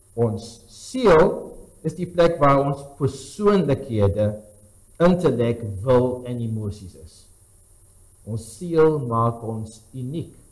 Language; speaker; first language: Afrikaans; non-native, local second language; English